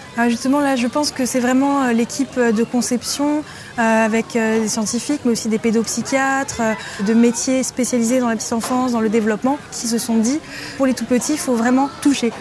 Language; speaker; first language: French; native; French